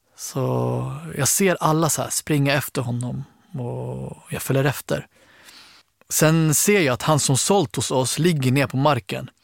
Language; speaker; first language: Swedish; early bilingual, other home language; Arabic